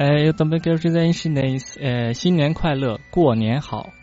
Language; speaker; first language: Portuguese; non-native, learner; Chinese